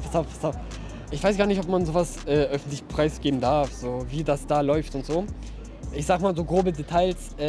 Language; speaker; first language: German; early bilingual, other home language; Russian